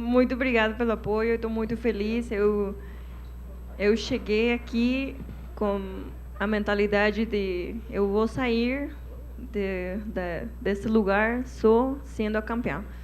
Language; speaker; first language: Portuguese; non-native, fluent; Spanish